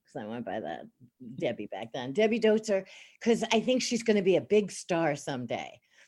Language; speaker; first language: English; native; English